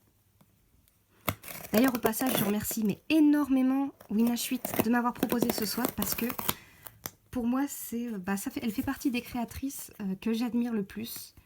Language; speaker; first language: French; native; French